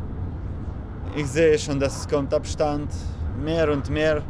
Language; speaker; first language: German; non-native, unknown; Russian